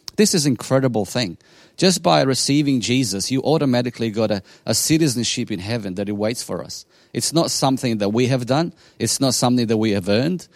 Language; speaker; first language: English; non-native, fluent; Bosnian